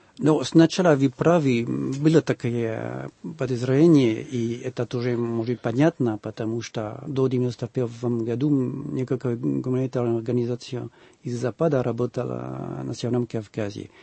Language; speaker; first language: Russian; non-native, fluent; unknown